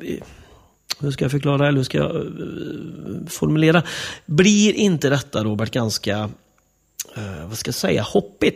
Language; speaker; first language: Swedish; native; Swedish